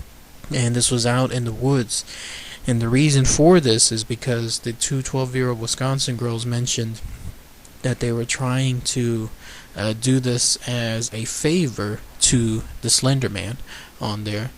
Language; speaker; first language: English; native; English